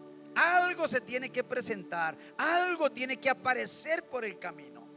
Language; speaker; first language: Spanish; native; Spanish